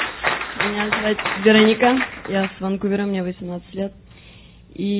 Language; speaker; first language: Russian; early bilingual, heritage; Russian